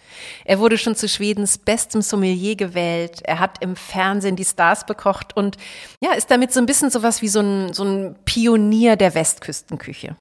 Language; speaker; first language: German; native; German